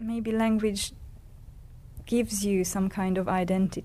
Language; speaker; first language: English; non-native, fluent; Hungarian